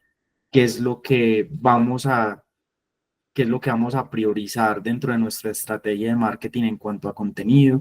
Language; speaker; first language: Spanish; native; Spanish